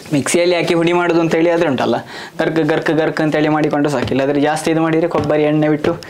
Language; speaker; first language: Kannada; non-native, local second language; Tulu